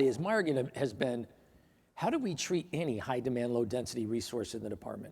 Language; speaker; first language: English; native; English